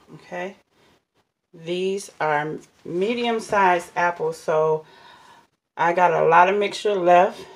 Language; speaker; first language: English; native; English